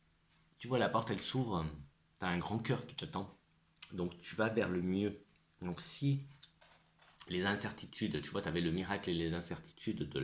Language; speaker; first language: French; native; French